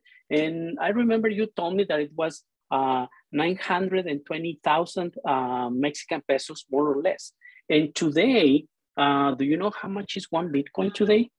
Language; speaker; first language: English; non-native, fluent; Spanish